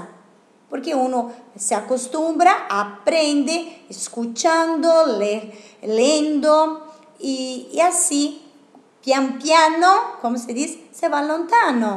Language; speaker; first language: Spanish; non-native, fluent; Portuguese